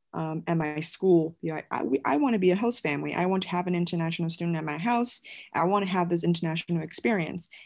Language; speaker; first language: English; non-native, fluent; Chinese